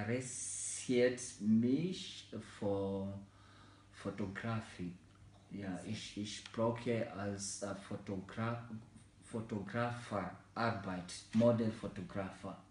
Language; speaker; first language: German; non-native, learner; Swahili